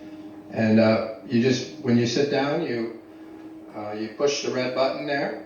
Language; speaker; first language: English; native; English